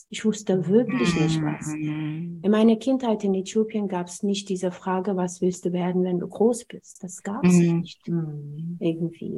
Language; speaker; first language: German; non-native, fluent; Amharic